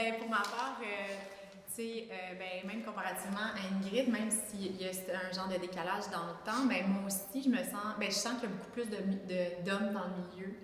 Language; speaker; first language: French; native; French